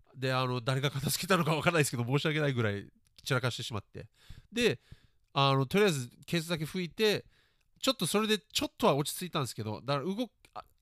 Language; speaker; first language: Japanese; early bilingual, other home language; English